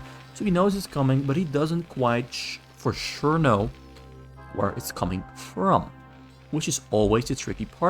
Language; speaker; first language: English; native; English